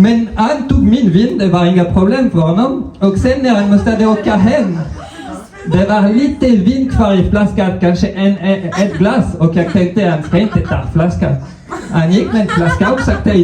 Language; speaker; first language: Swedish; non-native, fluent; French